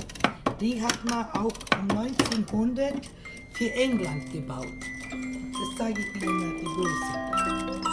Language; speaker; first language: German; non-native, fluent; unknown